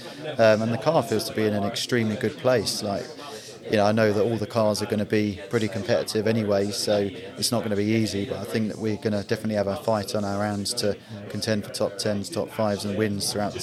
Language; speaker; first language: English; native; English